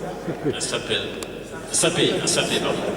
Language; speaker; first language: French; native; French